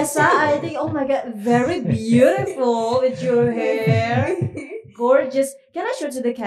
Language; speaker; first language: English; non-native, learner; Indonesian